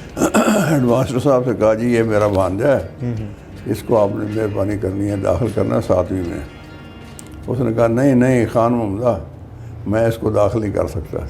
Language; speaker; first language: Urdu; non-native, local second language; Punjabi